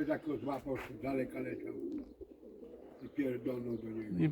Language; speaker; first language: Polish; native; Polish